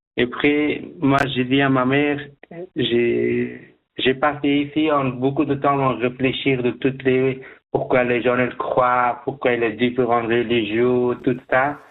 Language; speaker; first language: French; non-native, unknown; Persian